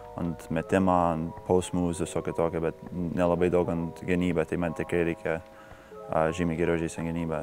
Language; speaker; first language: Lithuanian; early bilingual, heritage; Lithuanian